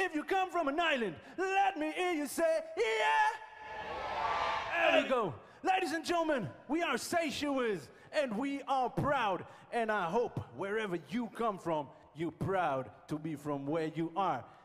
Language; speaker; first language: English; non-native, fluent; Seselwa Creole French